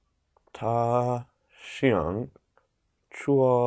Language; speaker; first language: Chinese; non-native, learner; English